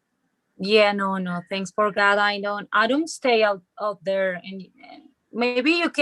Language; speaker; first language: English; non-native, learner; Spanish